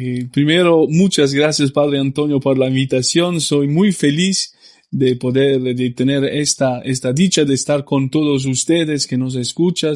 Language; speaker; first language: Spanish; non-native, fluent; Italian